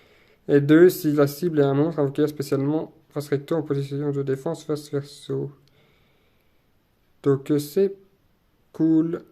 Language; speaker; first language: French; native; French